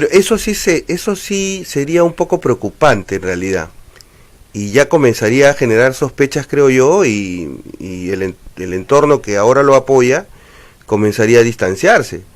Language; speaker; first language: Spanish; native; Spanish